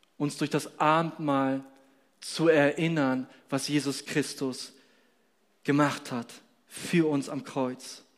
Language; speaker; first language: German; non-native, fluent; Polish